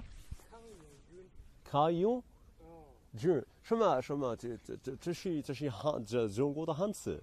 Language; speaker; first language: Chinese; non-native, learner; Arabic